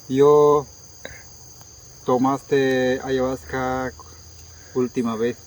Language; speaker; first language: Spanish; non-native, local second language; Shipibo-Conibo